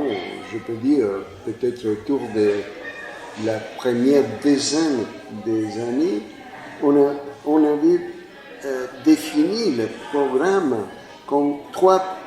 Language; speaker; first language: French; non-native, fluent; Spanish